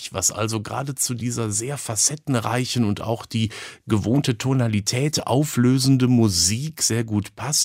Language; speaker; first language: German; native; German